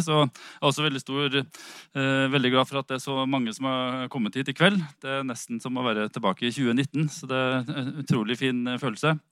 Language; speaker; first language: Norwegian; native; Norwegian